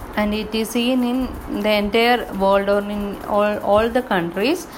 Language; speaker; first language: English; non-native, local second language; Malayalam